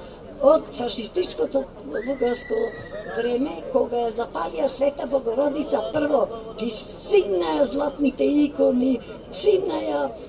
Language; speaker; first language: Macedonian; native; Macedonian